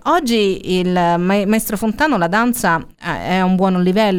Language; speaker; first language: Italian; native; Italian